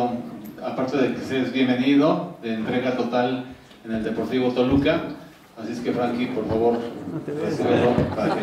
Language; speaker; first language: Spanish; native; Spanish